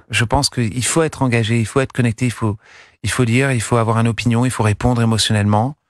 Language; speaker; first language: French; non-native, fluent; English